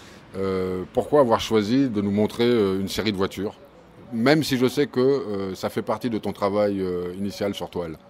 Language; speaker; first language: French; native; French